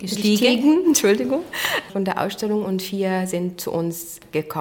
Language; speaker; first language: German; non-native, fluent; Arabic